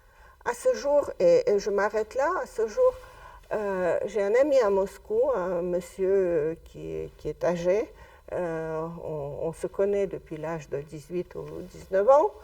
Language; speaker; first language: French; non-native, fluent; Russian